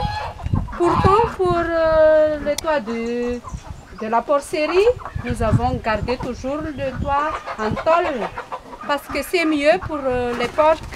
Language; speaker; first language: French; non-native, local second language; Malagasy